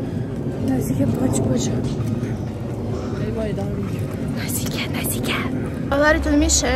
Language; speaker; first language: Persian; non-native, learner; Turkish